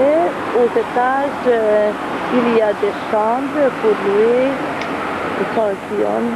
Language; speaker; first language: French; non-native, fluent; Hungarian